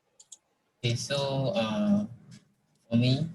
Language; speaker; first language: English; non-native, local second language; Malay